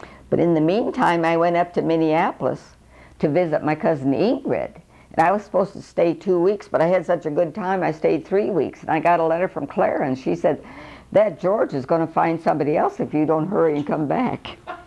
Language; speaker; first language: English; early bilingual, other home language; Swedish